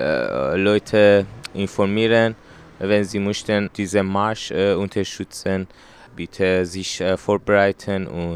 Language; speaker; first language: German; non-native, learner; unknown